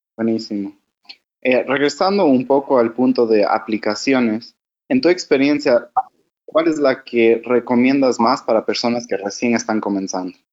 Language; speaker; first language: Spanish; native; Spanish